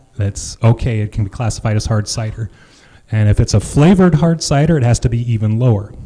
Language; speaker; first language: English; native; English